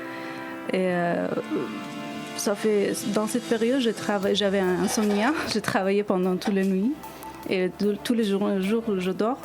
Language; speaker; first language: French; non-native, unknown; Persian